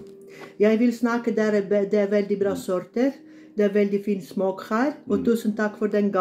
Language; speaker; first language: Norwegian; non-native, learner; Bosnian